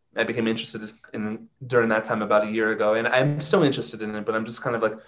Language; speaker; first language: English; native; English